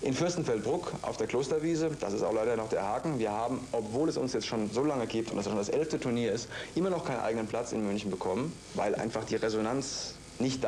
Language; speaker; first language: German; native; German